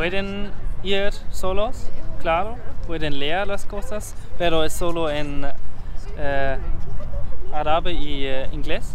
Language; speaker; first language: Spanish; non-native, learner; German